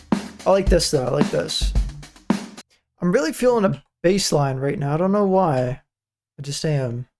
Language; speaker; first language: English; native; English